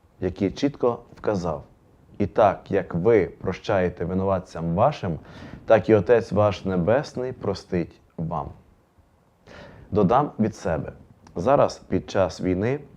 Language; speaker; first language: Ukrainian; native; Ukrainian